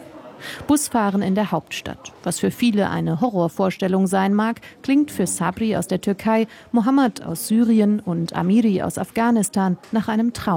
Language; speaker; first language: German; native; German